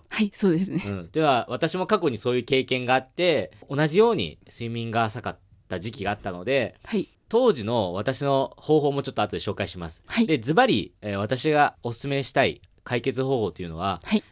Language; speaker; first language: Japanese; native; Japanese